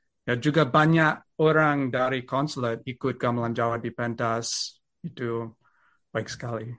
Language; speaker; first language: Indonesian; non-native, fluent; English